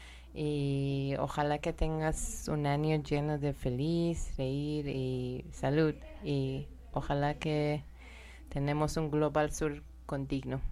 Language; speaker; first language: Spanish; non-native, learner; Persian